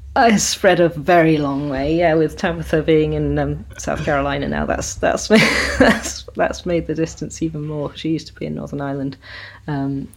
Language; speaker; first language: English; native; English